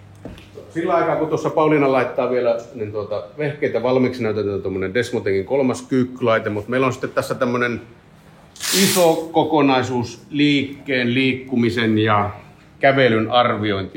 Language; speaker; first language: Finnish; native; Finnish